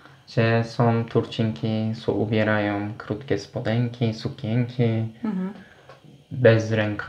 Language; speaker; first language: Polish; non-native, fluent; Turkish